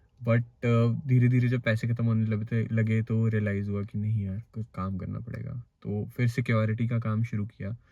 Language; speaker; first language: Hindi; native; Hindi